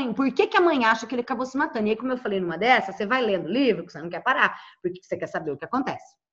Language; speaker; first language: Portuguese; native; Portuguese